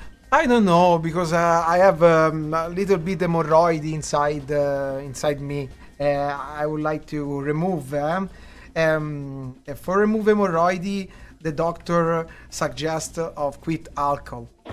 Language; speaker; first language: English; non-native, learner; Italian